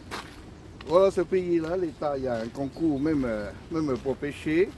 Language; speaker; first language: French; non-native, learner; Hmong